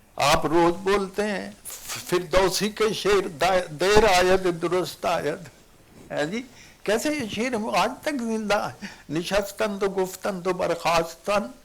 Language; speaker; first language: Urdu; non-native, local second language; Punjabi